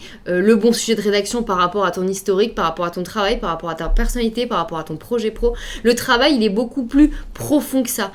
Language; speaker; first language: French; native; French